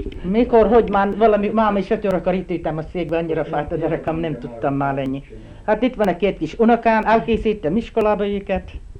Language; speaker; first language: Hungarian; early bilingual, heritage; Hungarian